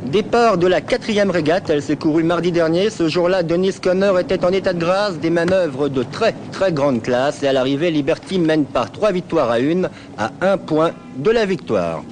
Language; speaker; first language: French; native; French